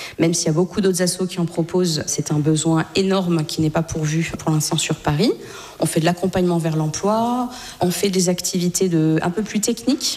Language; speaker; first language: French; native; French